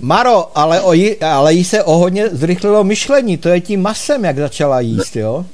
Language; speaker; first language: Czech; native; Czech